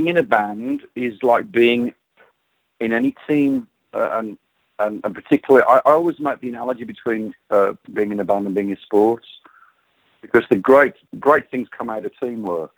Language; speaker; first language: English; native; English